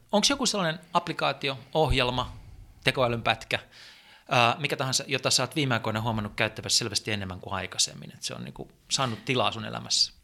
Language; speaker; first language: Finnish; native; Finnish